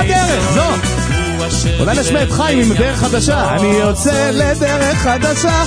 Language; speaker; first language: Hebrew; native; Hebrew